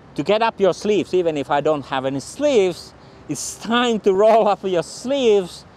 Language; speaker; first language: English; non-native, fluent; Finnish